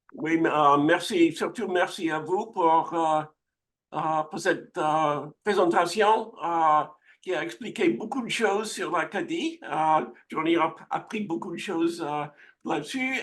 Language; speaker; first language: French; non-native, fluent; English